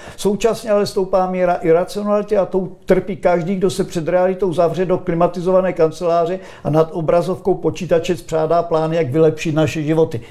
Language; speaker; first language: Czech; native; Czech